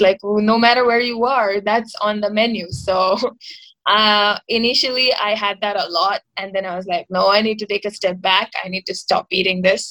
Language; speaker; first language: English; non-native, local second language; Marathi